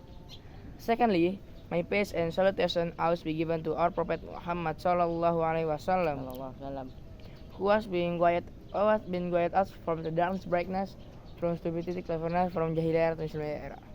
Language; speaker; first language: English; non-native, learner; Indonesian